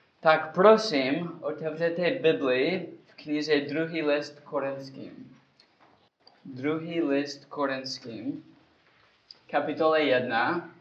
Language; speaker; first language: Czech; non-native, learner; English